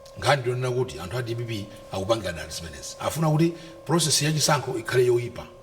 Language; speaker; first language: Nyanja; native; Nyanja